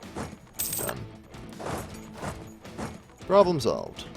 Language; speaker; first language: English; native; English